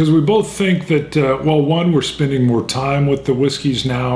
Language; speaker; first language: English; native; English